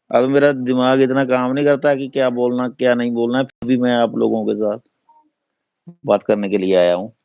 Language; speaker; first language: Hindi; non-native, local second language; Punjabi